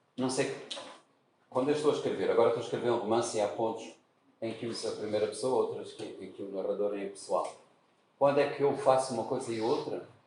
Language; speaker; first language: Portuguese; native; Portuguese